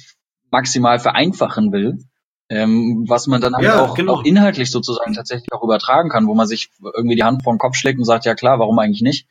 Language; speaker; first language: German; native; German